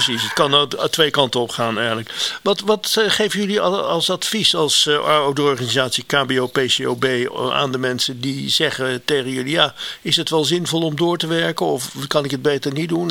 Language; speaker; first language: Dutch; native; Dutch